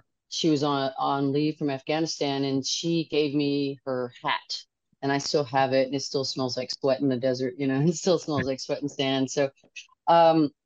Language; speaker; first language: English; native; English